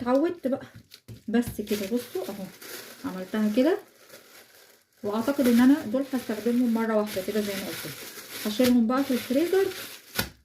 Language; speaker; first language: Arabic; native; Arabic